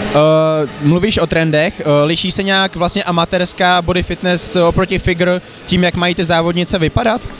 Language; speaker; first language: Czech; native; Czech